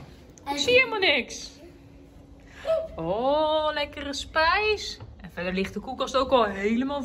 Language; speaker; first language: Dutch; native; Dutch